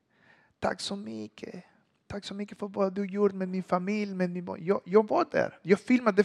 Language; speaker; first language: Swedish; non-native, learner; Spanish